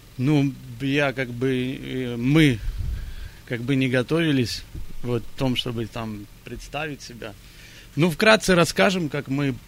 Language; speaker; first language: Russian; early bilingual, heritage; Russian